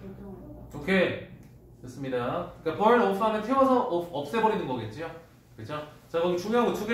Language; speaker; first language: Korean; native; Korean